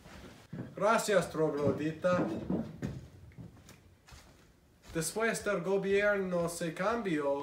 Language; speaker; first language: Spanish; non-native, learner; English